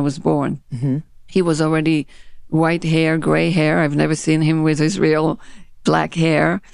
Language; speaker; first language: English; non-native, fluent; Hebrew